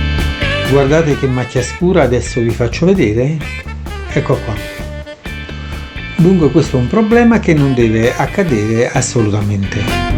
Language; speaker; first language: Italian; native; Italian